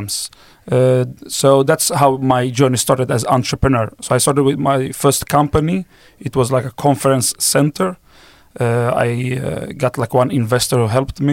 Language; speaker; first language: English; non-native, fluent; Swedish